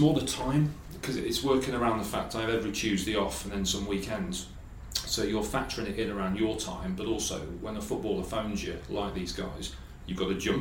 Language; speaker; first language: English; native; English